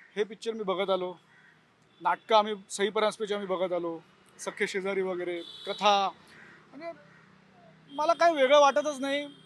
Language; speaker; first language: Marathi; non-native, local second language; Gujarati